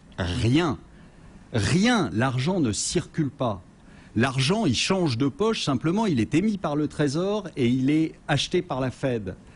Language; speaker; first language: French; native; French